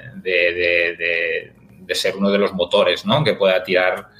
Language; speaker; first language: Spanish; native; Spanish